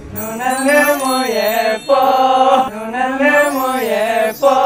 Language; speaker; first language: Korean; non-native, learner; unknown